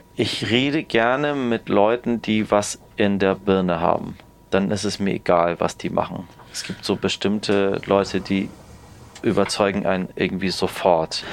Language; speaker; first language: German; early bilingual, other home language; Persian